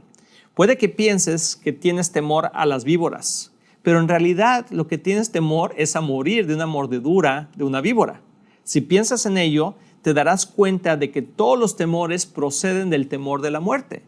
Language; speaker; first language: Spanish; native; Spanish